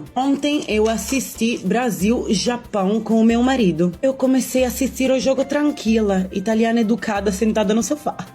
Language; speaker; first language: Portuguese; non-native, fluent; Italian